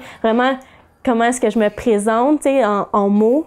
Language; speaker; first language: French; native; French